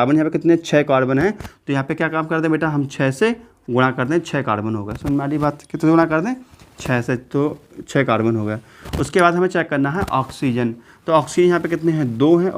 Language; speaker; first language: Hindi; native; Hindi